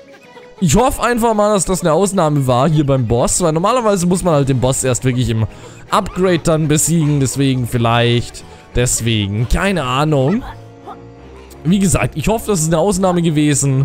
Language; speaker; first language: German; native; German